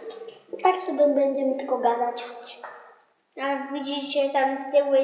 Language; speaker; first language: Polish; early bilingual, heritage; Polish